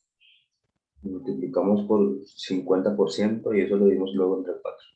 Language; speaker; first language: Spanish; native; Spanish